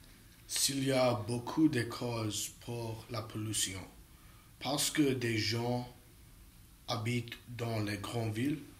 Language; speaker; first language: French; non-native, learner; English